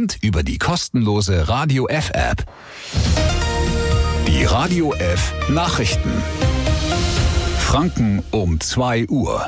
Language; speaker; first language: German; native; German